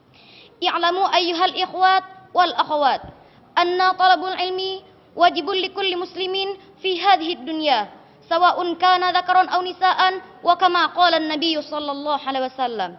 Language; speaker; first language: Arabic; non-native, learner; Indonesian